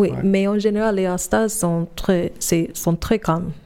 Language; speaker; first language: French; non-native, fluent; English